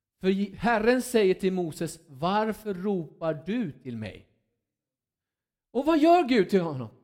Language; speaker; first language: Swedish; non-native, fluent; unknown